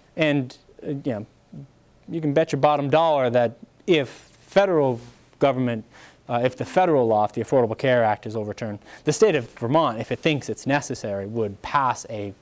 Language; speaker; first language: English; native; English